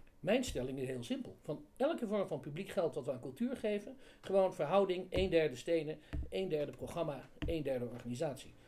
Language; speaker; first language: Dutch; native; Dutch